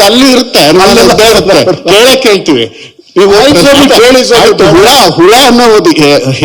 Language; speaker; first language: Kannada; native; Kannada